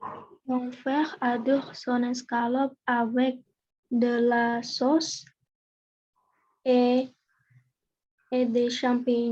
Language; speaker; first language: French; non-native, learner; Indonesian